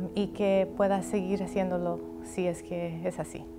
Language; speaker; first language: Spanish; early bilingual, heritage; Spanish